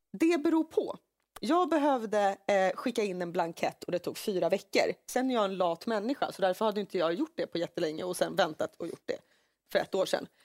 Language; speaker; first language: Swedish; native; Swedish